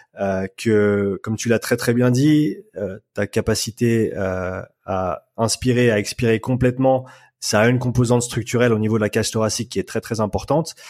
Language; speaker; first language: French; native; French